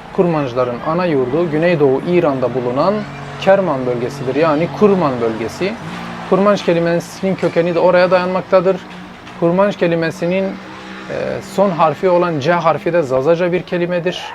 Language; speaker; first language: Turkish; non-native, local second language; Zaza